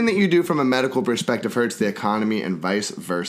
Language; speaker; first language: English; native; English